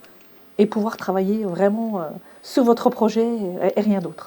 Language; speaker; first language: French; native; French